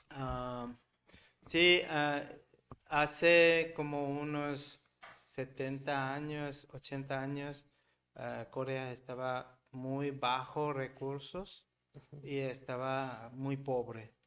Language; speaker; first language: Spanish; non-native, learner; Korean